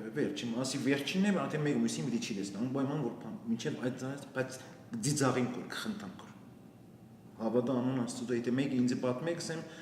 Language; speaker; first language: Armenian; early bilingual, heritage; Armenian